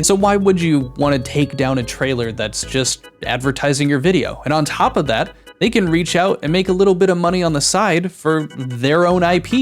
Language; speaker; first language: English; native; English